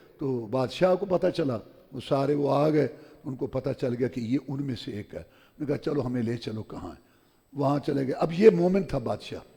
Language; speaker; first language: Urdu; non-native, local second language; Punjabi